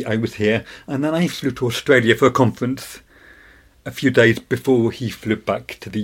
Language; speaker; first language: English; native; English